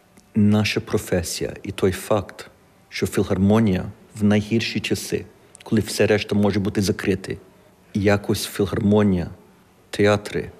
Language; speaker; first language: Ukrainian; early bilingual, heritage; Ukrainian